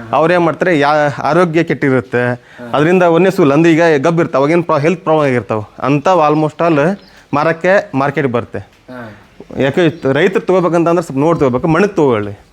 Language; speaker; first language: Kannada; non-native, local second language; Lambadi